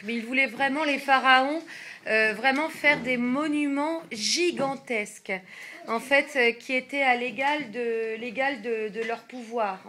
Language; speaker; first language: French; native; French